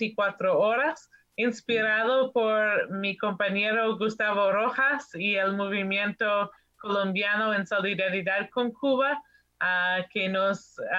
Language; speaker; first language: Spanish; non-native, fluent; English